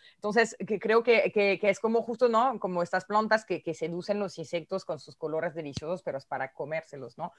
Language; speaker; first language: Spanish; non-native, fluent; French